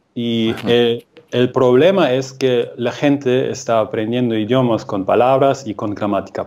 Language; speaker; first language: Spanish; non-native, fluent; Russian